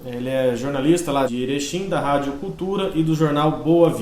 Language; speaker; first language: Portuguese; native; Portuguese